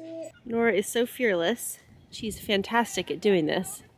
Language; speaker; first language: English; native; English